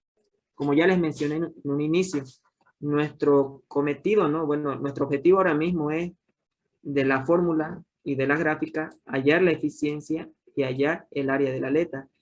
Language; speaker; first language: Spanish; native; Spanish